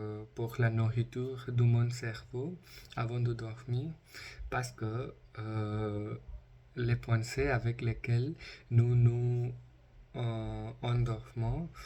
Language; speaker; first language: French; non-native, learner; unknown